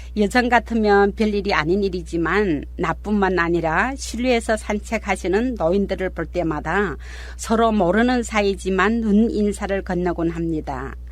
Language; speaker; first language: Korean; native; Korean